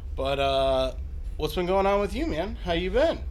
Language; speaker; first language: English; native; English